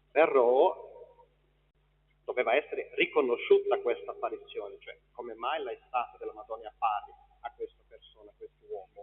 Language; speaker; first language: Italian; non-native, fluent; Portuguese